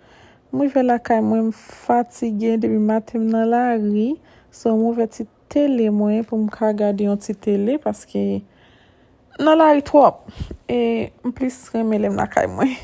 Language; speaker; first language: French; non-native, learner; Haitian Creole